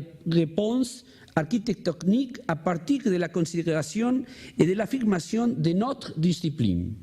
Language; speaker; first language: French; non-native, learner; Spanish